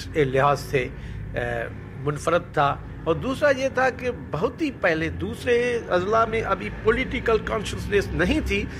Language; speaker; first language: Urdu; non-native, local second language; Sindhi